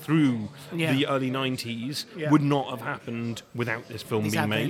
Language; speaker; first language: English; native; English